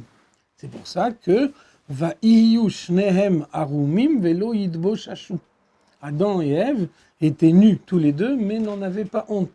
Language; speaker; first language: French; native; French